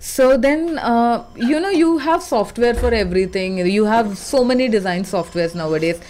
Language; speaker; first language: English; non-native, local second language; Malayalam